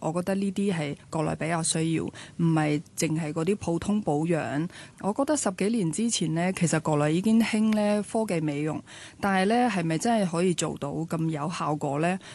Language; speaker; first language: Cantonese; early bilingual, other home language; Chinese